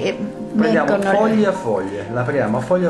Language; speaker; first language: Italian; native; Italian